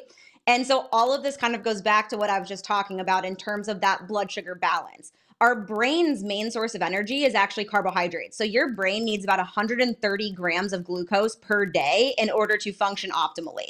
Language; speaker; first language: English; native; English